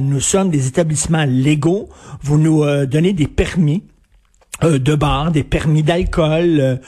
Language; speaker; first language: French; native; French